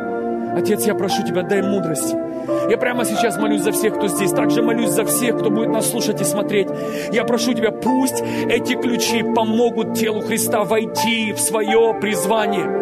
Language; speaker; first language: Russian; native; Russian